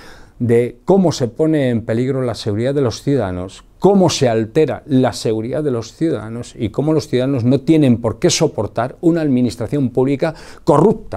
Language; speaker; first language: Spanish; native; Spanish